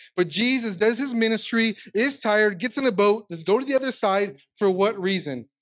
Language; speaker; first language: English; native; English